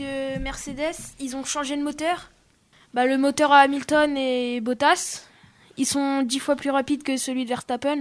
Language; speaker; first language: French; native; French